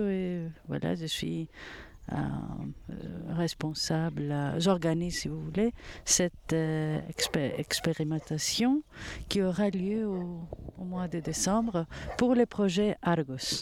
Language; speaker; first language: French; non-native, fluent; Greek